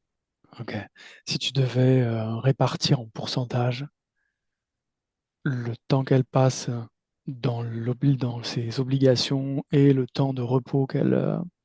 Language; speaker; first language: French; native; French